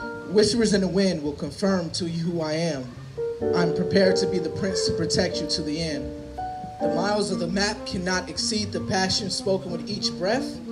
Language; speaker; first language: English; native; English